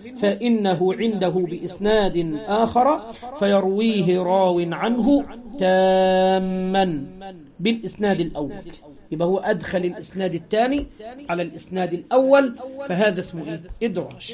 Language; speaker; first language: Arabic; native; Arabic